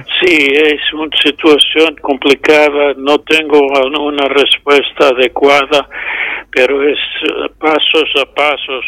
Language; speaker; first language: Spanish; non-native, fluent; English